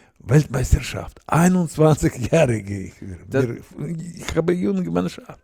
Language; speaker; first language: German; non-native, learner; Russian